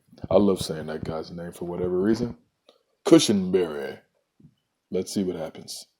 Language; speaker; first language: English; native; English